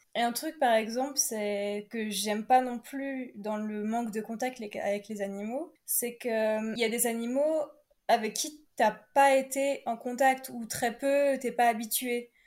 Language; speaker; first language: French; native; French